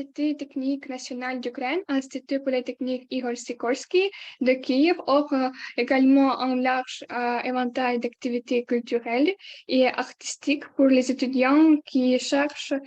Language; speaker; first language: French; non-native, learner; Ukrainian